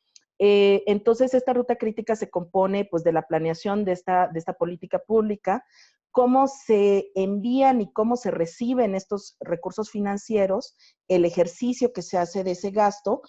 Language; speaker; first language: Spanish; native; Spanish